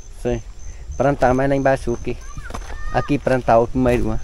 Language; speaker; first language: Portuguese; non-native, learner; Vietnamese